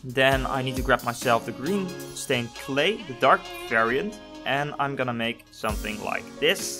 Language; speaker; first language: English; non-native, fluent; Dutch